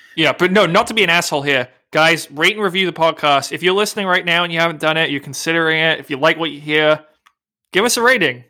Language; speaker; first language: English; native; English